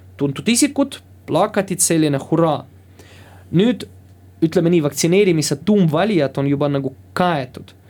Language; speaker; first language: Estonian; non-native, local second language; Russian